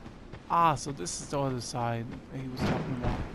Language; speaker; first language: English; native; English